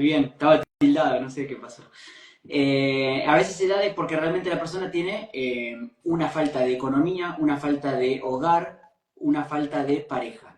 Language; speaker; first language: Spanish; native; Spanish